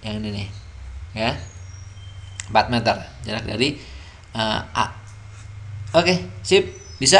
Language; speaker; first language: Indonesian; native; Indonesian